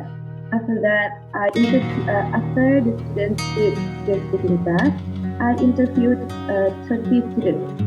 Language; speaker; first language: English; non-native, fluent; Indonesian